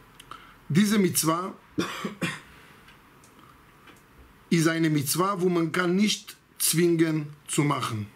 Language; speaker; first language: German; non-native, fluent; Hebrew